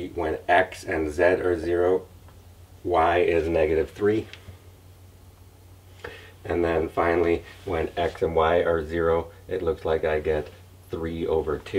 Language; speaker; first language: English; native; English